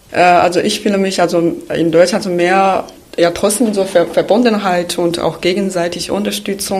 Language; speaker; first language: German; non-native, fluent; Chinese